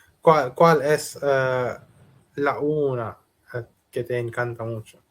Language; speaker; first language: Spanish; non-native, learner; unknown